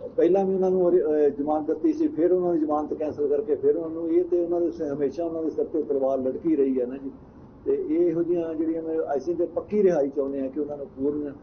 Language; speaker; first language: Punjabi; native; Punjabi